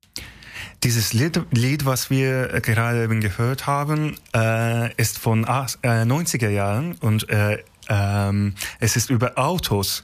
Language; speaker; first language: German; non-native, fluent; Turkish